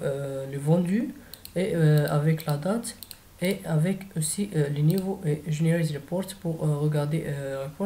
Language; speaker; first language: French; non-native, fluent; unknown